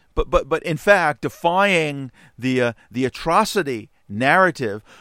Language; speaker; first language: English; native; English